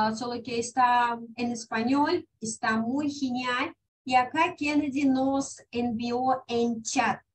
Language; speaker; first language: Spanish; non-native, fluent; Russian